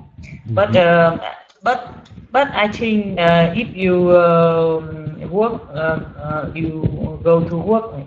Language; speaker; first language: English; non-native, learner; Vietnamese